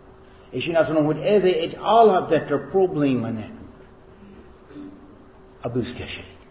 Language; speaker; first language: Hungarian; non-native, fluent; English